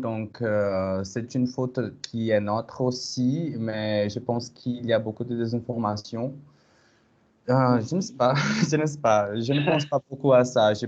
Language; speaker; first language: French; non-native, learner; Portuguese